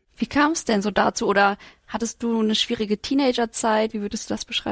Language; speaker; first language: German; native; German